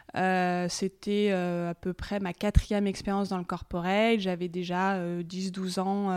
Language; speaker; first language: French; native; French